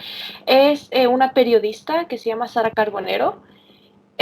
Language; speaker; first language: Spanish; early bilingual, other home language; Romanian